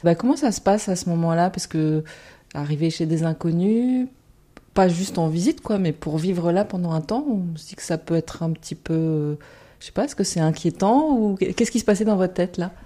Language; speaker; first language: French; native; French